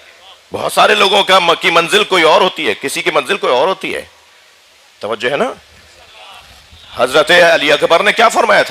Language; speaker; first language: Urdu; native; Urdu